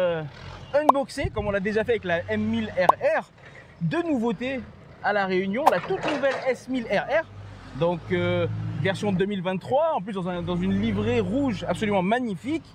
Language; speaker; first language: French; native; French